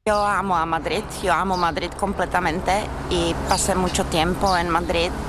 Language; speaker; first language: Spanish; non-native, fluent; Czech